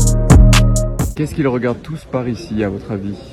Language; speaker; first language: French; native; French